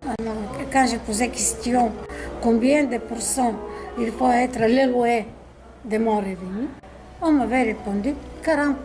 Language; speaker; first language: French; non-native, learner; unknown